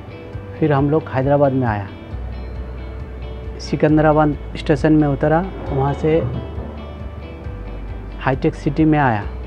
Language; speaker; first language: Hindi; non-native, local second language; Bangla